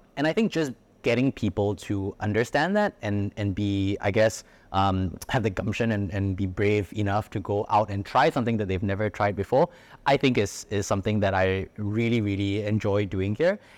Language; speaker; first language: English; native; English